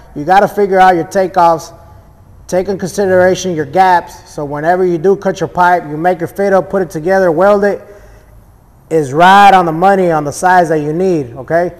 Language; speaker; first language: English; early bilingual, other home language; Spanish